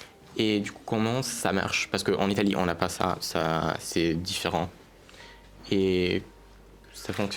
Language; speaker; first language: French; non-native, learner; Italian